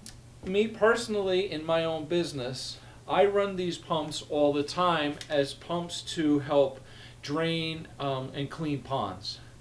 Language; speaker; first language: English; native; English